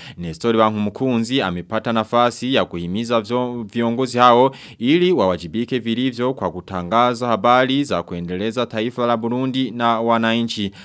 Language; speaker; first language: Swahili; non-native, local second language; Rundi